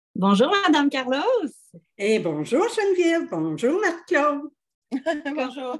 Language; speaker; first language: French; native; French